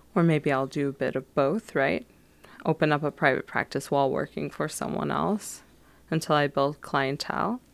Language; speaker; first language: English; native; English